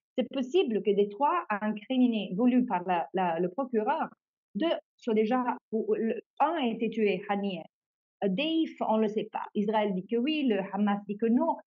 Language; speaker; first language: French; non-native, fluent; Italian